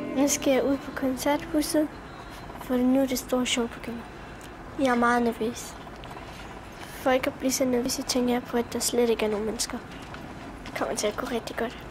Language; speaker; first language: Danish; early bilingual, other home language; Arabic